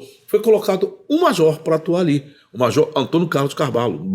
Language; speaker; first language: Portuguese; native; Portuguese